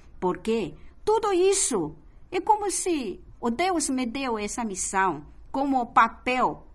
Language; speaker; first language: Portuguese; non-native, fluent; Chinese